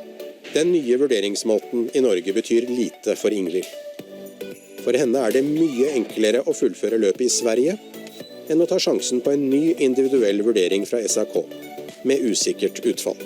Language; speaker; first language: Norwegian; native; Norwegian